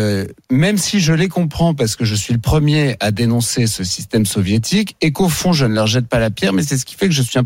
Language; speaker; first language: French; native; French